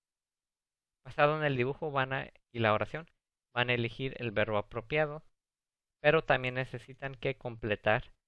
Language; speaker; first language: Spanish; early bilingual, other home language; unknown